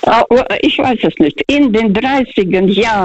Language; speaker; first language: German; non-native, fluent; Russian